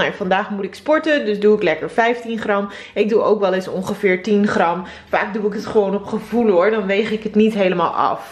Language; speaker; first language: Dutch; native; Dutch